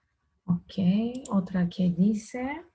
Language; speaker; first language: Spanish; non-native, fluent; Turkish